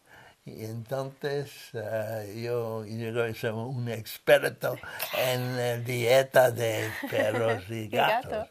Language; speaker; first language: Spanish; non-native, fluent; English